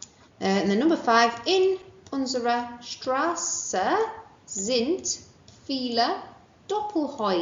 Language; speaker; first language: German; non-native, fluent; English